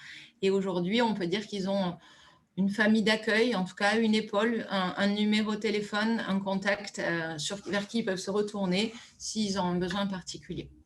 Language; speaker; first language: French; native; French